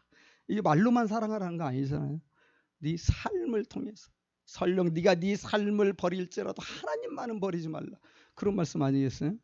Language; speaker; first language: Korean; native; Korean